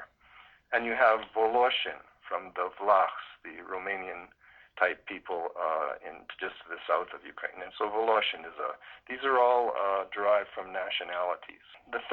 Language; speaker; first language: English; native; English